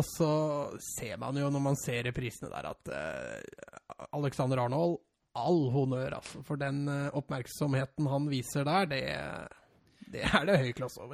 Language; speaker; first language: Norwegian; native; Norwegian